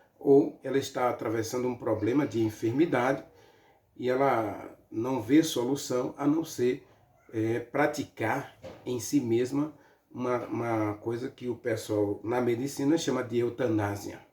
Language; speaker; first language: Portuguese; native; Portuguese